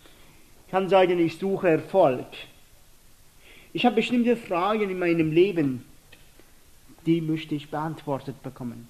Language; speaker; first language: German; non-native, fluent; Persian